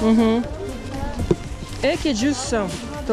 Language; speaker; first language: Kyrgyz; non-native, learner; Russian